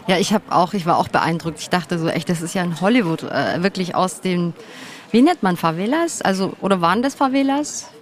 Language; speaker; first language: German; early bilingual, other home language; Turkish